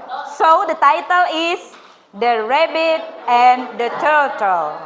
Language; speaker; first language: English; non-native, fluent; Indonesian